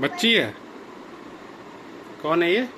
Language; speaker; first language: Hindi; native; Hindi